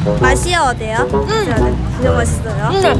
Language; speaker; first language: Korean; non-native, learner; Vietnamese